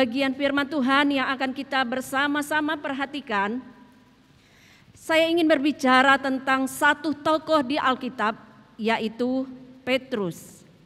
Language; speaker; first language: Indonesian; native; Indonesian